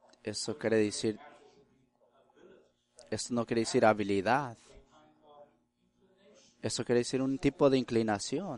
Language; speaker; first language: Spanish; early bilingual, heritage; Spanish